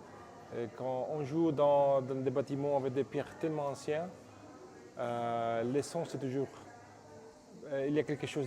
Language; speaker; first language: French; non-native, fluent; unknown